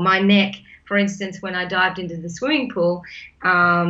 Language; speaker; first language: English; native; English